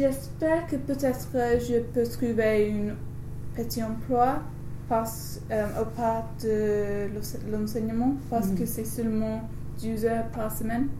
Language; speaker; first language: French; non-native, learner; English